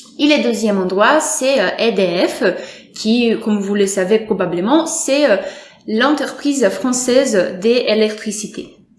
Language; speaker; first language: French; non-native, fluent; Portuguese